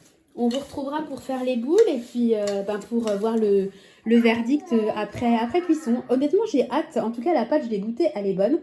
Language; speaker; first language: French; native; French